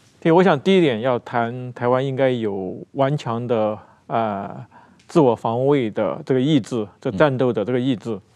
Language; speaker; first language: Chinese; native; Chinese